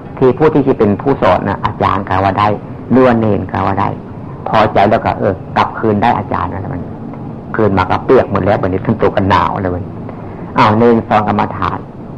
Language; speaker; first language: Thai; native; Thai